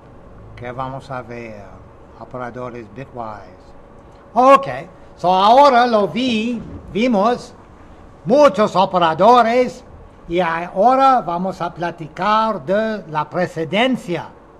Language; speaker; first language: Spanish; non-native, fluent; English